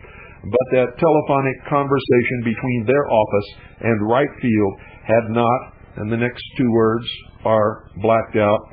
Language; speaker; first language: English; native; English